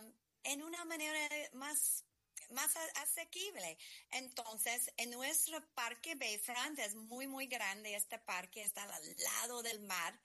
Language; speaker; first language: Spanish; non-native, learner; English